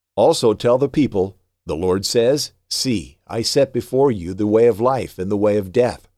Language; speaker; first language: English; native; English